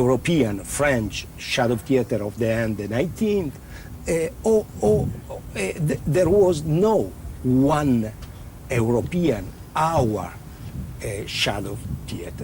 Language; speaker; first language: English; non-native, learner; Italian